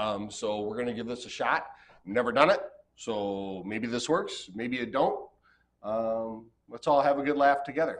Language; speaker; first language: English; native; English